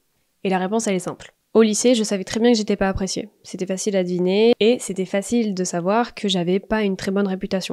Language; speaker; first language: French; native; French